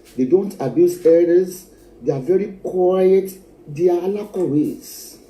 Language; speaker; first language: English; non-native, local second language; Yoruba